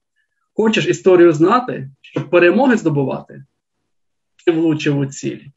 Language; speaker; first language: Ukrainian; native; Ukrainian